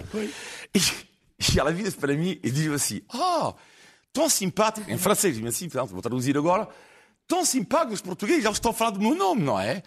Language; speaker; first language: Portuguese; non-native, fluent; French